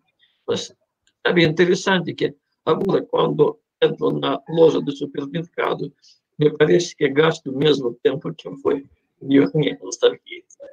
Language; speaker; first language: Portuguese; non-native, fluent; Russian